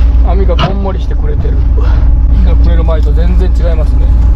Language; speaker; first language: Japanese; native; Japanese